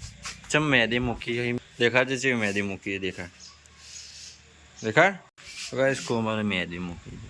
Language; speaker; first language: Hindi; non-native, local second language; Gujarati